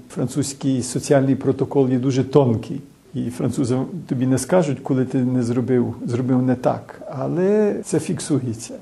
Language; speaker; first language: Ukrainian; early bilingual, heritage; Ukrainian